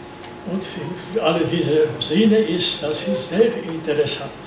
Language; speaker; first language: German; non-native, learner; Georgian